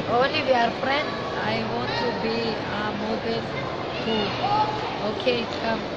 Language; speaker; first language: English; non-native, learner; Turkish